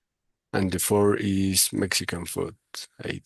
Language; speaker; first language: English; non-native, learner; Spanish